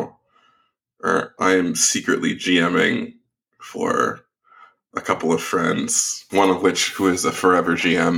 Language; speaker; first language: English; native; English